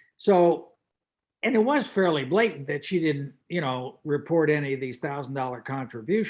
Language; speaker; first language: English; native; English